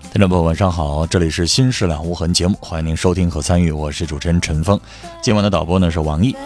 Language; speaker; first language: Chinese; native; Chinese